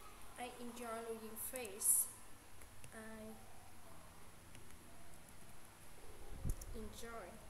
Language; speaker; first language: English; non-native, learner; Vietnamese